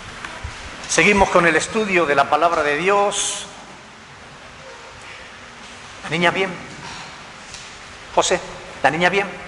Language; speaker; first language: Spanish; native; Spanish